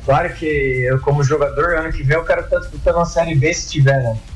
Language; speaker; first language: Portuguese; native; Portuguese